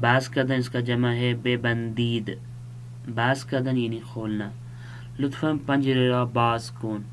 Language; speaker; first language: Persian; non-native, fluent; Urdu